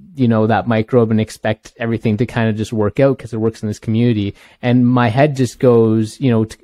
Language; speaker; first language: English; native; English